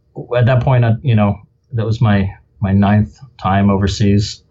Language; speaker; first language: English; native; English